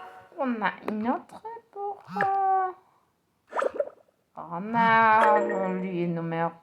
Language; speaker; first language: French; non-native, learner; Spanish